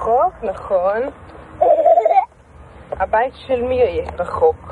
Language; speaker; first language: Hebrew; native; Hebrew